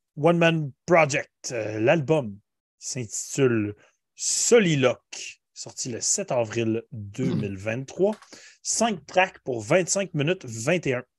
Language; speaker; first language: French; native; French